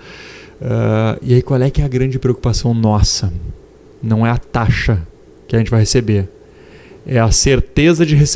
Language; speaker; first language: Portuguese; native; Portuguese